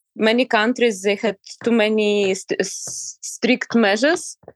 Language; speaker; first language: English; non-native, fluent; Ukrainian